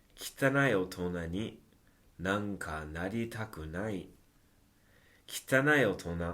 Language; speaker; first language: Japanese; non-native, fluent; English